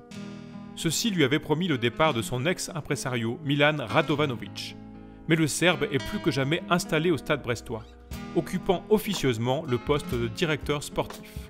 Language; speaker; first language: French; native; French